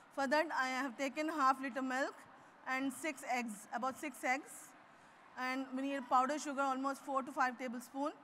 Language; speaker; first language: English; non-native, local second language; Urdu